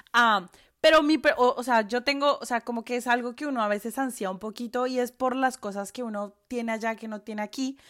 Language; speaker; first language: Spanish; native; Spanish